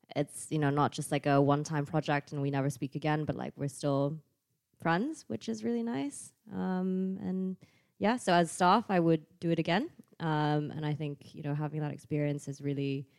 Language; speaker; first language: English; non-native, fluent; Thai